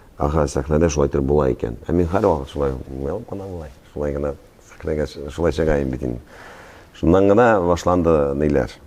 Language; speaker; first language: Tatar; native; Tatar